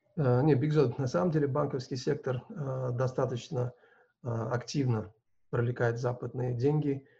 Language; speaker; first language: Russian; non-native, local second language; Uzbek